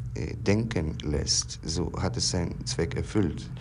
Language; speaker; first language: German; non-native, fluent; Polish